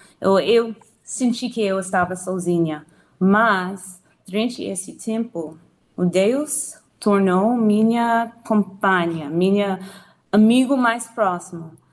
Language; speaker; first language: Portuguese; non-native, learner; English